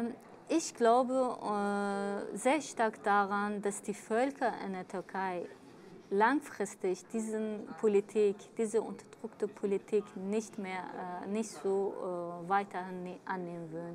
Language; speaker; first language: German; early bilingual, other home language; Kurdish